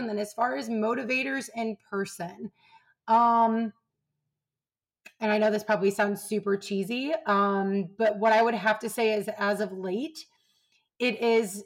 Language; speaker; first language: English; native; English